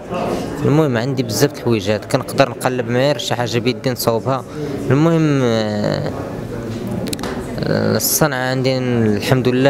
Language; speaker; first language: Arabic; native; Arabic